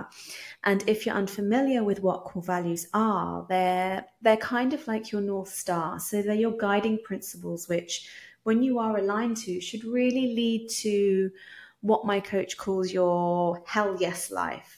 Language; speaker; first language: English; native; English